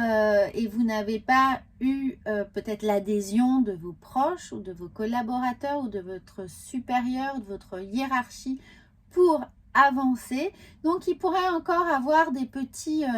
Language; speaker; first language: French; native; French